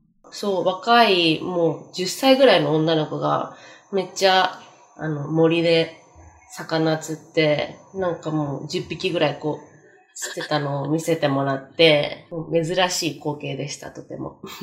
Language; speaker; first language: Japanese; native; Japanese